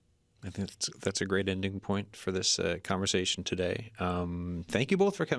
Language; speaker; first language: English; native; English